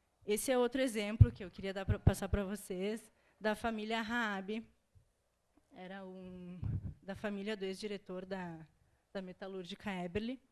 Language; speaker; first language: Portuguese; native; Portuguese